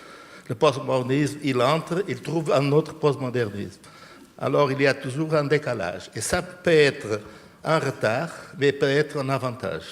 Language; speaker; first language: French; non-native, fluent; Portuguese